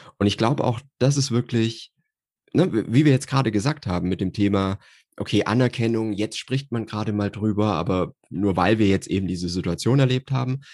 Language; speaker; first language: German; native; German